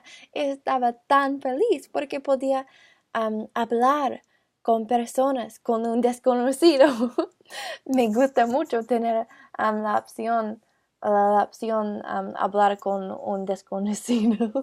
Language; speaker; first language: Spanish; non-native, learner; English